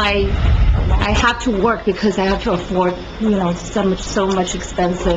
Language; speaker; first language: English; non-native, fluent; Chinese